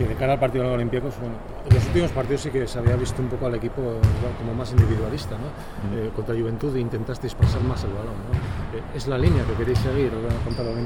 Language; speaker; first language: Spanish; native; Spanish